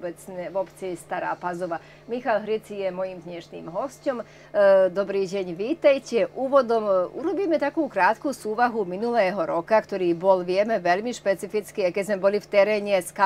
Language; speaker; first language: Slovak; native; Slovak